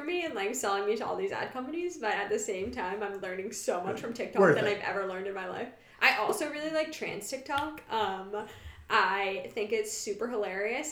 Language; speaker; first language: English; native; English